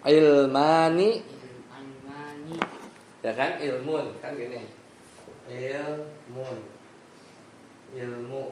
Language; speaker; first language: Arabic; non-native, fluent; Indonesian